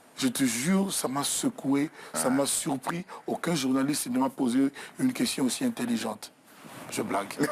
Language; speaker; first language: French; non-native, local second language; Lingala